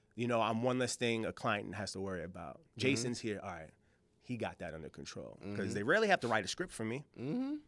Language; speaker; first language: English; native; English